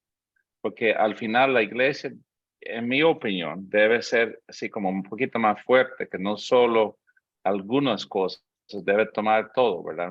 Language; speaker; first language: Spanish; non-native, fluent; English